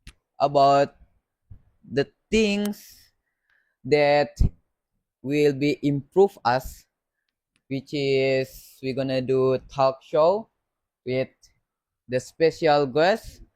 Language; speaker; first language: English; non-native, learner; Indonesian